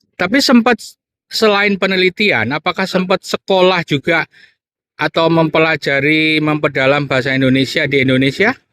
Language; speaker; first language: Indonesian; native; Indonesian